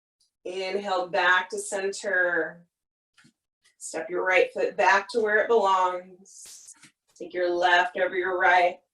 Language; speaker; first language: English; native; English